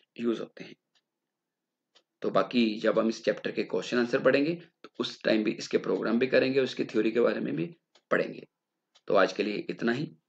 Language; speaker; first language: Hindi; non-native, local second language; Punjabi